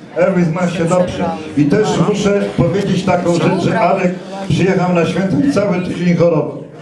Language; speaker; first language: Polish; native; Polish